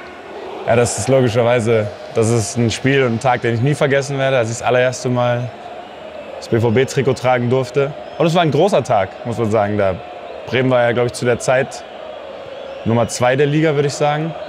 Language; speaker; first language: German; native; German